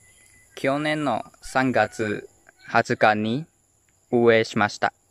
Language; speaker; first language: Japanese; non-native, learner; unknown